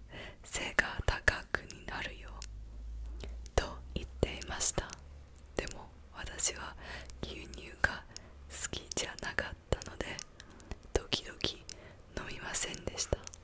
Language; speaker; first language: Japanese; non-native, learner; English